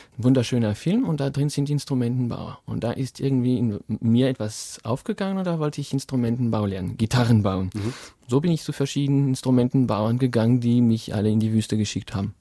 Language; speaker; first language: German; non-native, fluent; French